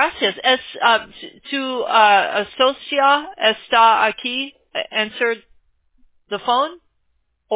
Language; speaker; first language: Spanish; non-native, learner; English